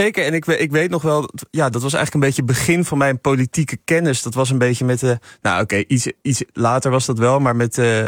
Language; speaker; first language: Dutch; native; Dutch